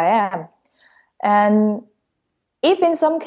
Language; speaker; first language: English; non-native, fluent; Cantonese